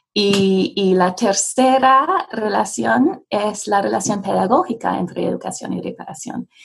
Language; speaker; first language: Spanish; non-native, fluent; English